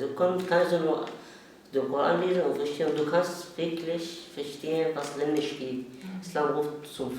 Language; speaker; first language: German; non-native, learner; Arabic